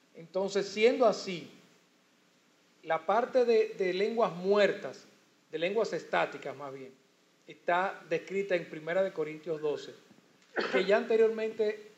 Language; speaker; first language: Spanish; native; Spanish